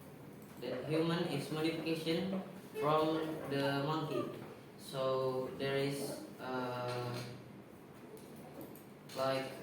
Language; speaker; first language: English; non-native, learner; Indonesian